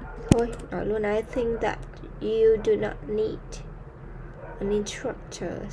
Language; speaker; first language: English; non-native, fluent; Vietnamese